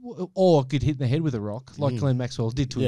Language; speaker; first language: English; native; English